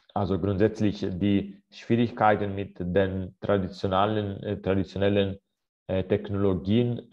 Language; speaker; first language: German; non-native, fluent; Italian